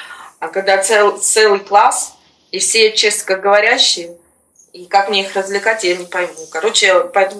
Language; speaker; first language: Russian; native; Russian